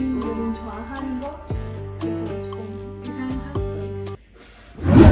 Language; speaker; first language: Korean; non-native, learner; Spanish